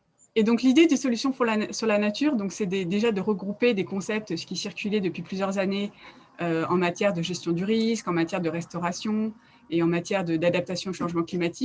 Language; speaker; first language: French; native; French